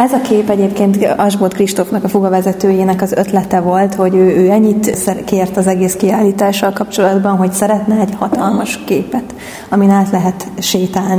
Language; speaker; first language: Hungarian; native; Hungarian